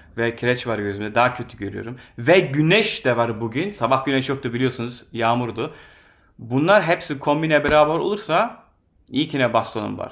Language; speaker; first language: Turkish; early bilingual, heritage; Turkish